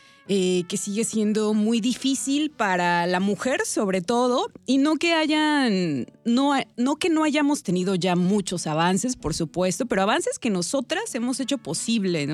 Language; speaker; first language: Spanish; native; Spanish